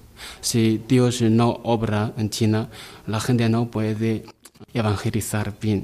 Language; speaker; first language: Spanish; non-native, learner; Chinese